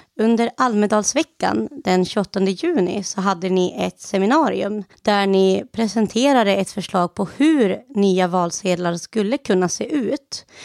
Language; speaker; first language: Swedish; native; Swedish